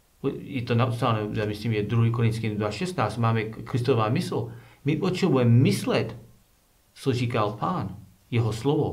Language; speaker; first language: Czech; non-native, learner; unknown